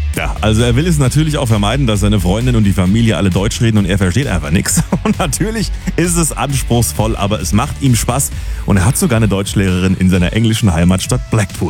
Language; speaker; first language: German; native; German